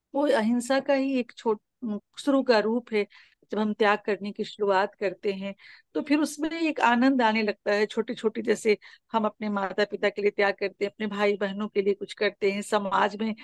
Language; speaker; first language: Hindi; native; Hindi